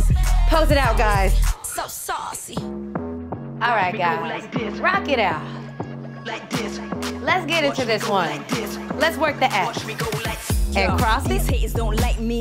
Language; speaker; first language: English; native; English